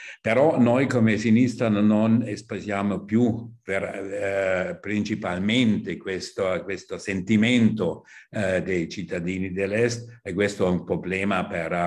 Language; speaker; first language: Italian; non-native, fluent; German